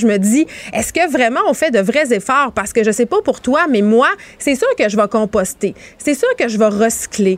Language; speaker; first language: French; native; French